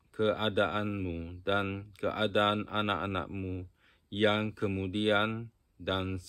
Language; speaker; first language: Indonesian; non-native, fluent; Japanese